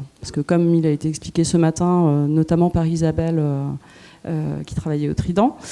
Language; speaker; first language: French; native; French